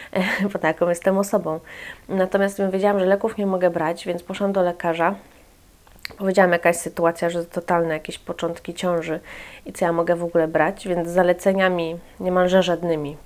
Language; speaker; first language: Polish; native; Polish